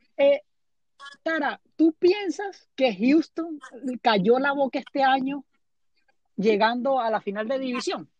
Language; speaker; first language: Spanish; native; Spanish